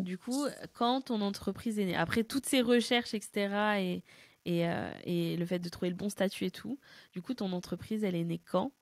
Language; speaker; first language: French; native; French